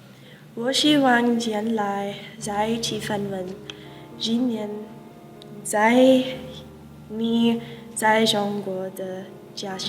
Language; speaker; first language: Chinese; non-native, learner; English